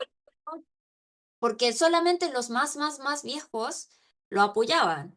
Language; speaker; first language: Spanish; non-native, local second language; Korean